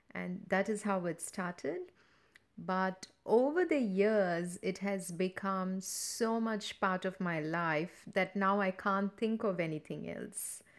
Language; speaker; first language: English; non-native, local second language; Tamil